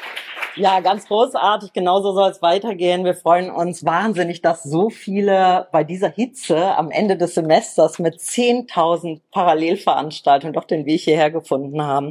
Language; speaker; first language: German; native; German